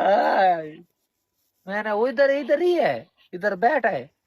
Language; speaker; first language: Hindi; non-native, fluent; Pashto